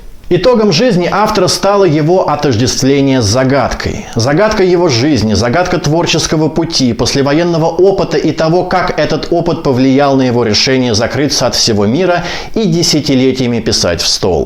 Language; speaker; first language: Russian; native; Russian